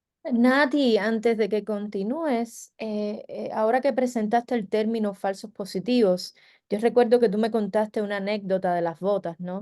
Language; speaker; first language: Spanish; native; Spanish